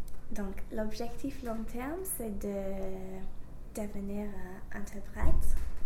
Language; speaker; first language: French; non-native, fluent; English